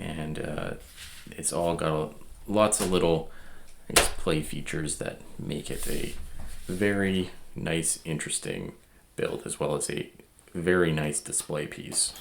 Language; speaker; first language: English; native; English